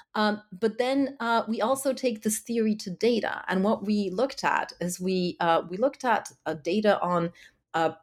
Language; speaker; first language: English; early bilingual, other home language; Polish